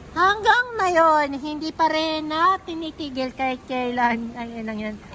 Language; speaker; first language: Filipino; native; Filipino